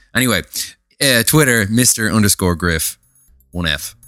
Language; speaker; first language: English; native; English